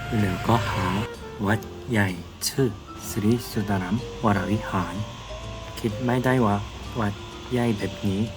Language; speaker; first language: Thai; non-native, learner; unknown